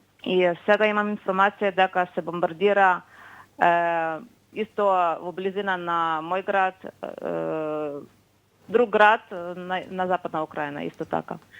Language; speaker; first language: Macedonian; non-native, fluent; Ukrainian